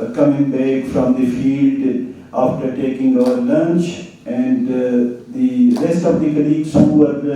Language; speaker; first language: English; non-native, local second language; Urdu